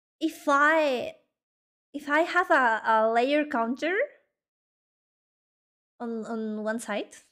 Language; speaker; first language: English; non-native, learner; Spanish